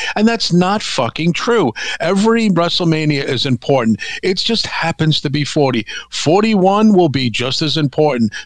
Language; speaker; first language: English; native; English